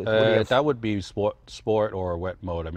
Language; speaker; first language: English; native; English